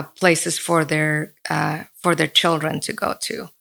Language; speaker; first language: English; early bilingual, other home language; Spanish